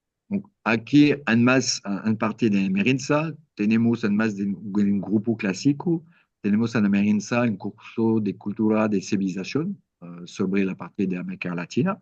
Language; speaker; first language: Spanish; non-native, learner; French